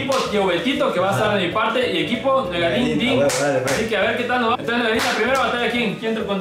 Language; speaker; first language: Spanish; native; Spanish